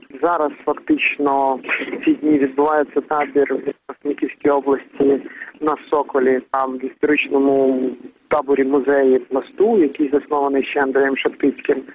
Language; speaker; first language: Ukrainian; native; Ukrainian